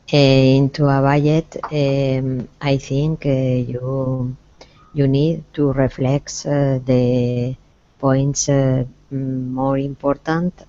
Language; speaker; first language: English; non-native, learner; Spanish